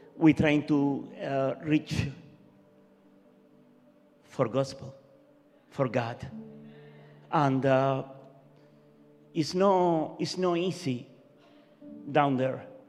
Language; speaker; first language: English; non-native, learner; Spanish